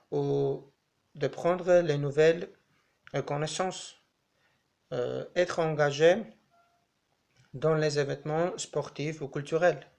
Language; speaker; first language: French; non-native, learner; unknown